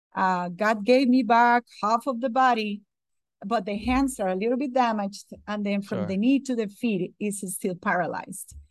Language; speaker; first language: English; non-native, fluent; Spanish